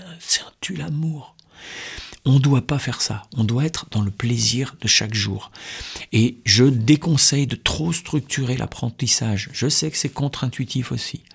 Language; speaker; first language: French; native; French